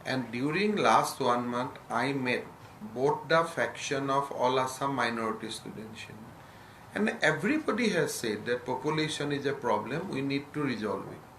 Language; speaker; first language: English; non-native, local second language; Assamese